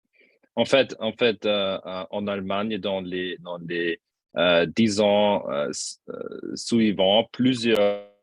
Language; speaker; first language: French; non-native, fluent; German